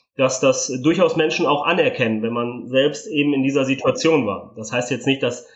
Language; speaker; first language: German; early bilingual, other home language; Italian